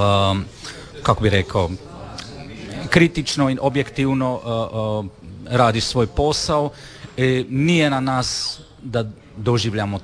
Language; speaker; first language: Croatian; non-native, fluent; Romanian